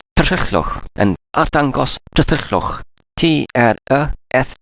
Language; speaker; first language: Welsh; non-native, learner; English